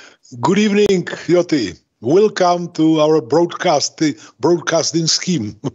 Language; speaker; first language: English; non-native, fluent; Czech